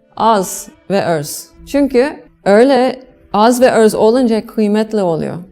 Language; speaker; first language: Turkish; non-native, fluent; English